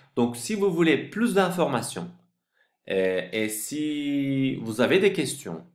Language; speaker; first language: French; non-native, fluent; Turkish